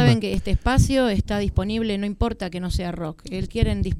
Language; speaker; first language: Spanish; native; Spanish